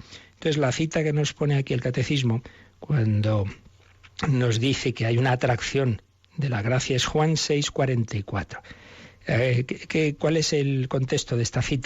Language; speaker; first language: Spanish; native; Spanish